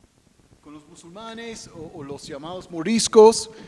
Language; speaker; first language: Spanish; non-native, fluent; English